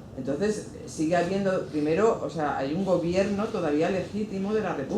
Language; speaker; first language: Spanish; native; Spanish